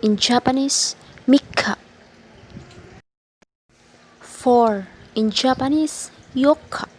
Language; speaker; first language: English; non-native, local second language; Filipino